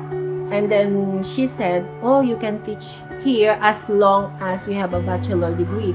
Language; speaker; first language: English; non-native, local second language; Filipino